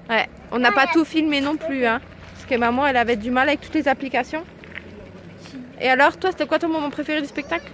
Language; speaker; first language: French; native; French